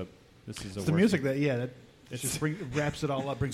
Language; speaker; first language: English; native; English